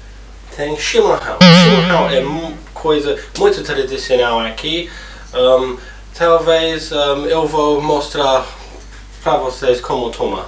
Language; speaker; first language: Portuguese; non-native, learner; English